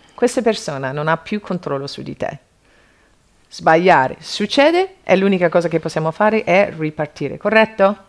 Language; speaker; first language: Italian; non-native, fluent; English